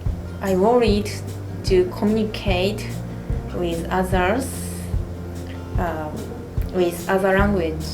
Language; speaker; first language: English; non-native, learner; Japanese